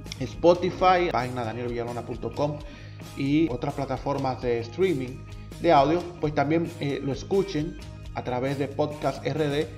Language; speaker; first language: Spanish; native; Spanish